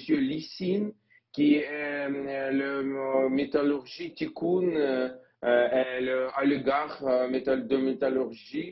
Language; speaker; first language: French; non-native, learner; Ukrainian